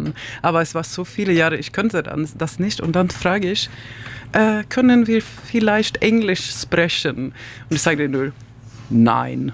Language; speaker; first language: German; non-native, learner; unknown